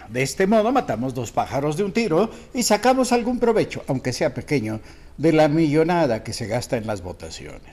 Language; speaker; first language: Spanish; native; Spanish